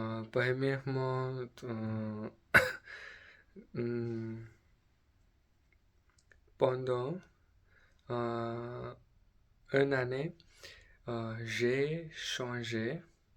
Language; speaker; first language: French; non-native, learner; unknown